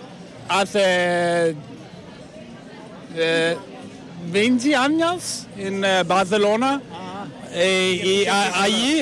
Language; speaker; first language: Spanish; non-native, learner; Danish